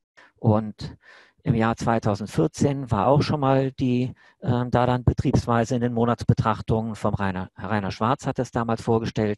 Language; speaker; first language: German; native; German